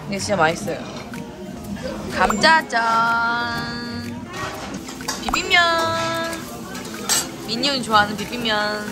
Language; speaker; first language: Korean; non-native, fluent; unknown